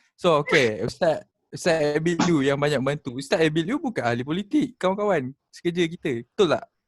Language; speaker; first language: Malay; native; Malay